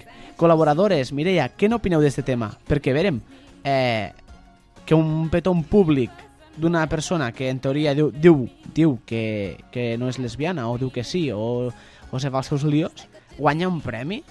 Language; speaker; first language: Catalan; native; Catalan